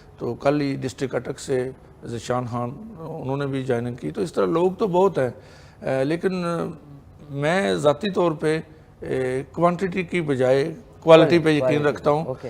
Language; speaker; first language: Urdu; non-native, local second language; Punjabi